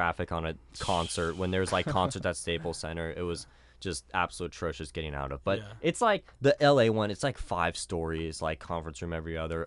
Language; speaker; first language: English; native; English